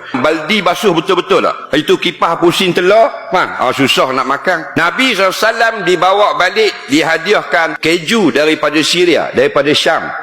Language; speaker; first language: Malay; native; Malay